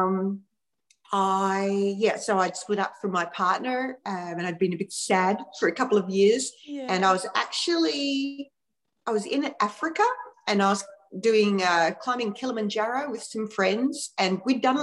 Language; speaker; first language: English; native; English